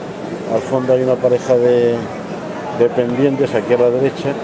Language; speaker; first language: Spanish; native; Spanish